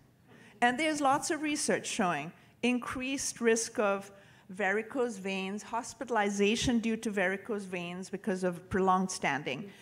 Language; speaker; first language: English; native; English